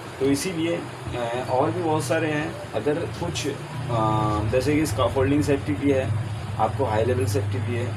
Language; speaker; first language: Hindi; native; Hindi